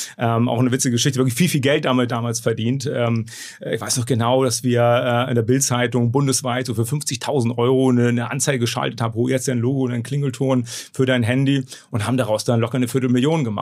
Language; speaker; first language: German; native; German